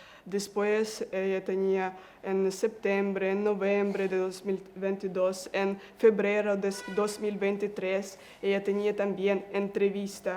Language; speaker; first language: Spanish; non-native, learner; Russian